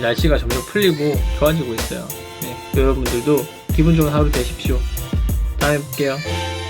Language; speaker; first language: Korean; native; Korean